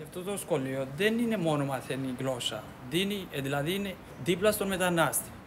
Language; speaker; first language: Greek; non-native, fluent; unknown